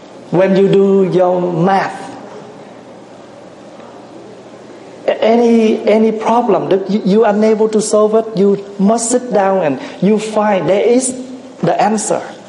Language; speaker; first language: English; non-native, fluent; Vietnamese